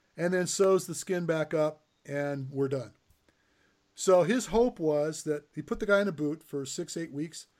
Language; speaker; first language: English; native; English